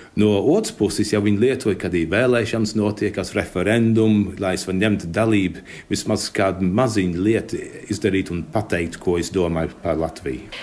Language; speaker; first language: Latvian; early bilingual, heritage; Latvian